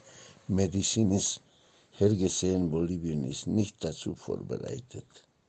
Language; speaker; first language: German; non-native, fluent; Spanish